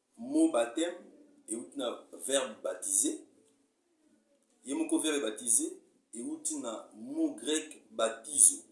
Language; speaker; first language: Lingala; native; Lingala